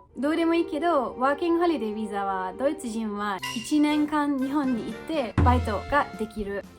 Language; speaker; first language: Japanese; non-native, fluent; German